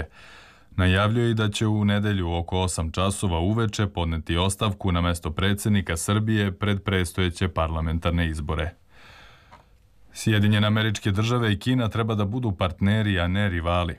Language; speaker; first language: Serbian; native; Serbian